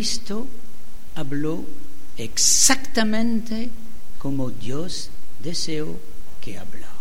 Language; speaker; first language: Spanish; non-native, learner; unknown